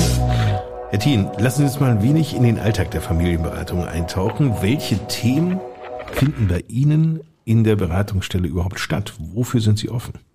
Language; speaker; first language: German; native; German